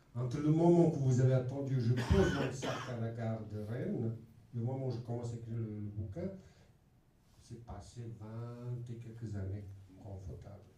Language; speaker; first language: French; non-native, fluent; Bosnian